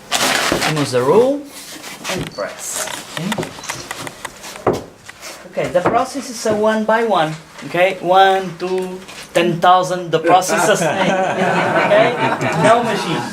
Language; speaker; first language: English; non-native, learner; Portuguese